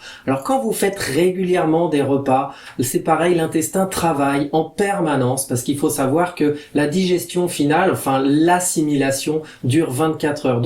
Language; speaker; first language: French; native; French